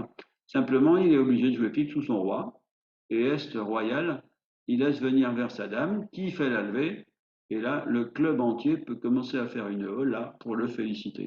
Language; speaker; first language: French; native; French